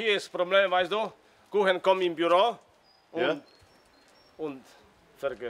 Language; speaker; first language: German; non-native, learner; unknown